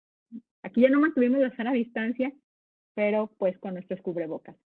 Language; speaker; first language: Spanish; native; Spanish